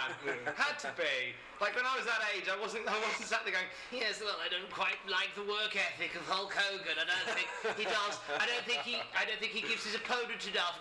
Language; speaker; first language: English; native; English